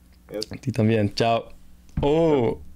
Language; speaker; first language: Spanish; non-native, learner; English